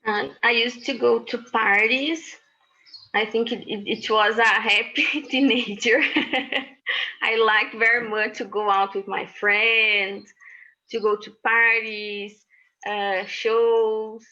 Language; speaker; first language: English; non-native, learner; Portuguese